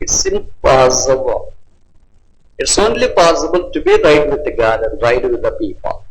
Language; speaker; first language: English; non-native, local second language; Telugu